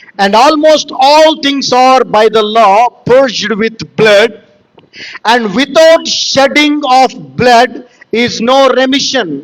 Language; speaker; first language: English; non-native, local second language; Telugu